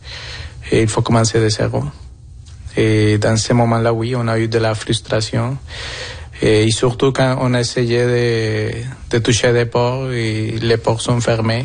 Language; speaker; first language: French; non-native, fluent; Spanish